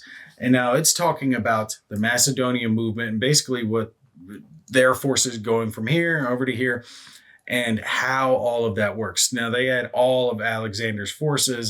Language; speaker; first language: English; native; English